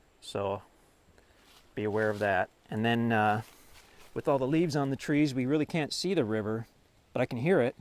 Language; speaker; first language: English; native; English